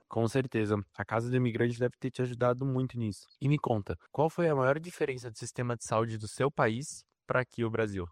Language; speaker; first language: Portuguese; native; Portuguese